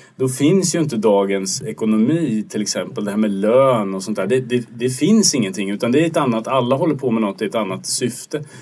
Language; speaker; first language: Swedish; native; Swedish